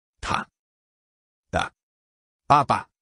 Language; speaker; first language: Chinese; non-native, learner; English